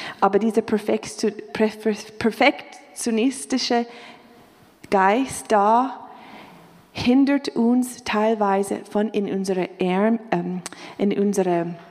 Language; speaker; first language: German; non-native, fluent; English